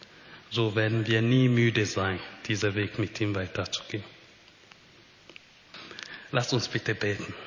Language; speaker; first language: German; non-native, fluent; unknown